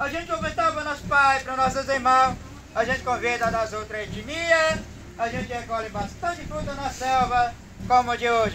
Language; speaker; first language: Portuguese; non-native, local second language; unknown